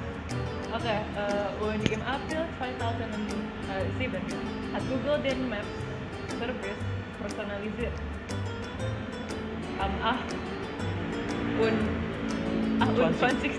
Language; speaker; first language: German; non-native, learner; Indonesian